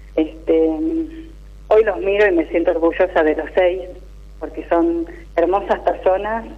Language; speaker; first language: Spanish; native; Spanish